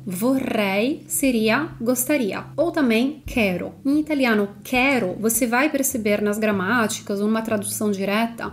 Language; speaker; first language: Portuguese; non-native, fluent; Italian